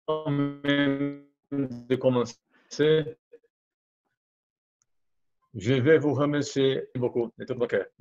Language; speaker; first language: French; non-native, learner; Portuguese